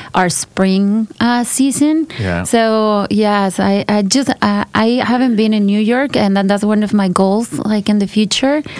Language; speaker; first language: English; non-native, fluent; Spanish